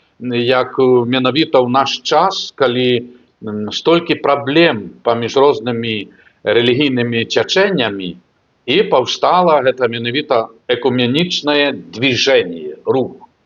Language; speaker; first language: Belarusian; native; Belarusian